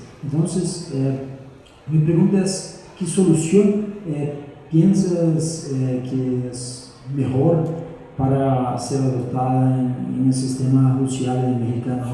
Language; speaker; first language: Spanish; non-native, fluent; Portuguese